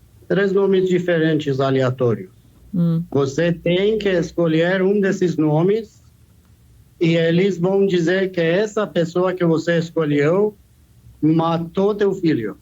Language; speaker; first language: Portuguese; non-native, fluent; Persian